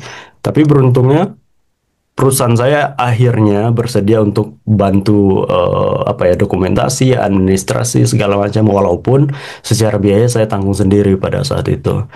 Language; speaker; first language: Indonesian; native; Indonesian